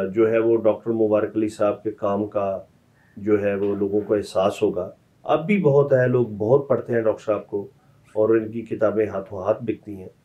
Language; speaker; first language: Urdu; non-native, local second language; Punjabi